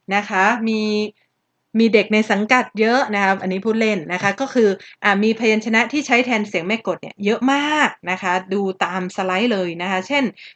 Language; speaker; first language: Thai; native; Thai